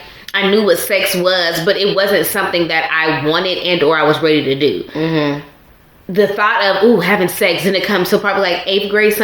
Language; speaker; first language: English; native; English